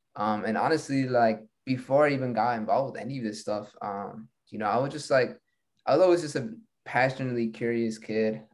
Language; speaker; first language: English; early bilingual, other home language; Spanish